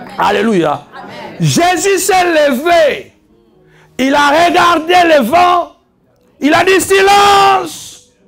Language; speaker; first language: French; non-native, fluent; Lingala